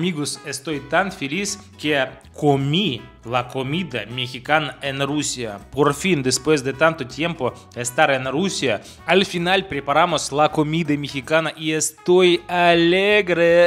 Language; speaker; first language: Spanish; non-native, fluent; Russian